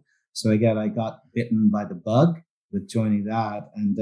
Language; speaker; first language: English; native; English